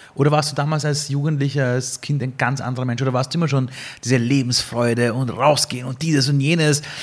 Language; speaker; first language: German; early bilingual, other home language; Persian